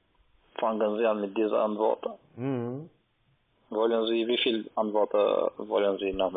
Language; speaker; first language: German; non-native, learner; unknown